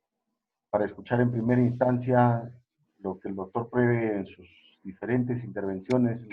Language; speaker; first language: Spanish; native; Spanish